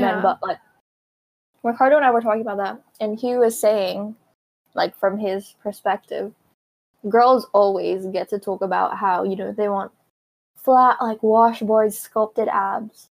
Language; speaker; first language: English; non-native, local second language; Filipino